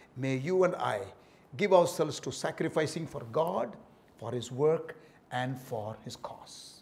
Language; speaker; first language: English; non-native, local second language; Tamil